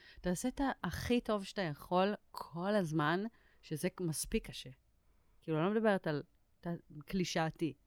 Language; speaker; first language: Hebrew; native; Hebrew